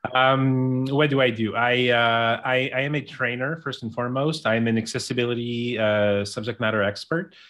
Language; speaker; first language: English; non-native, local second language; French